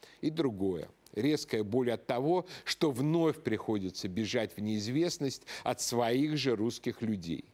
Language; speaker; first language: Russian; native; Russian